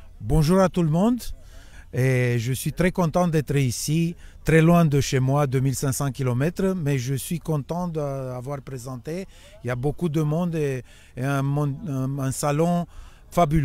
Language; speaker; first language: French; non-native, fluent; Romanian